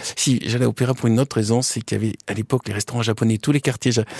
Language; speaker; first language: French; native; French